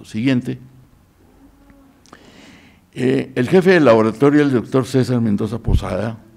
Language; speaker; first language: Spanish; native; Spanish